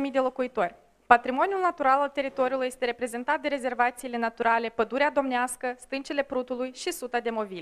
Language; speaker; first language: Romanian; native; Romanian